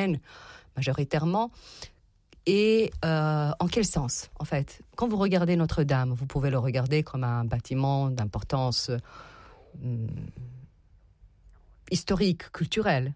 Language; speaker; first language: French; non-native, fluent; Serbian